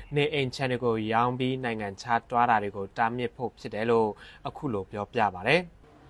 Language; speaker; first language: Burmese; non-native, local second language; Shan